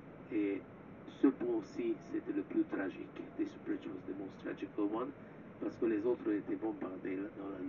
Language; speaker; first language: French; non-native, fluent; Hungarian